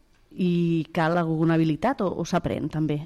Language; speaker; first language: Catalan; native; Catalan